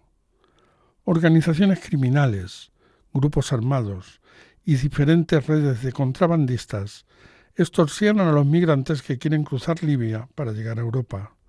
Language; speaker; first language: Spanish; native; Spanish